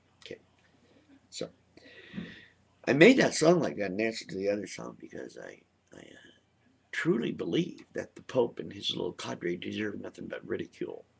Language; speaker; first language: English; native; English